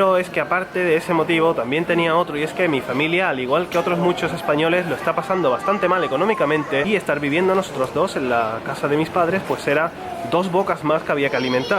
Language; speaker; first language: Spanish; native; Spanish